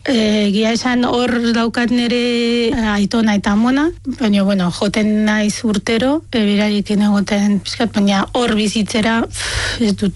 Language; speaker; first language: Basque; non-native, fluent; Arabic